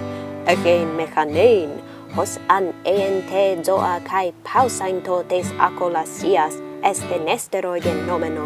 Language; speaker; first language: Greek; non-native, learner; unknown